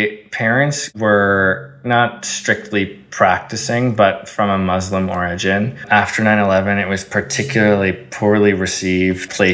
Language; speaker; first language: English; early bilingual, other home language; Arabic